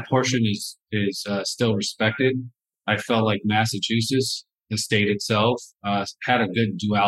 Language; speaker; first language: English; native; English